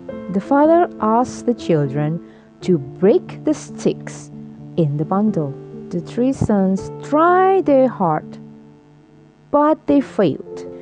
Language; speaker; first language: English; non-native, fluent; Indonesian